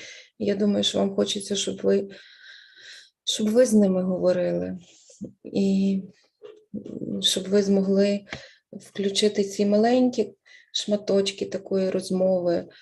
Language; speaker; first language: Ukrainian; native; Ukrainian